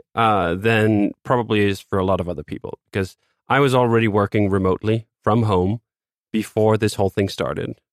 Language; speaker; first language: English; non-native, fluent; Danish